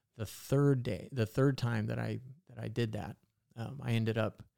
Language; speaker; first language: English; native; English